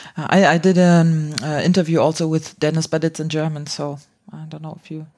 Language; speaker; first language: English; non-native, fluent; German